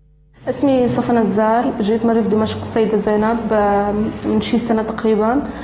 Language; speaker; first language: Arabic; native; Arabic